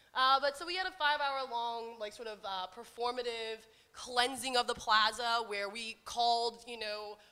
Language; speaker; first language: English; native; English